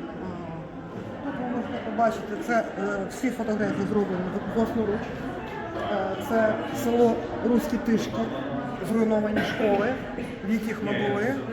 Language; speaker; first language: Ukrainian; native; Ukrainian